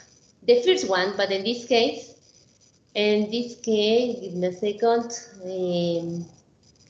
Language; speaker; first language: English; non-native, fluent; Spanish